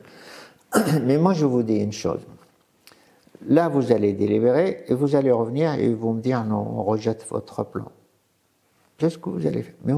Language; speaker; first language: French; non-native, fluent; Arabic